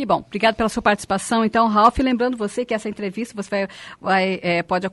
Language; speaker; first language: Portuguese; native; Portuguese